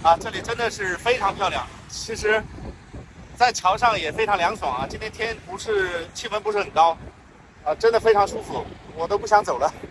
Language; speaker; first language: Chinese; native; Chinese